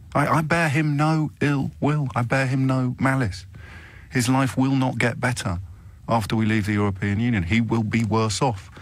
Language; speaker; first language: English; native; English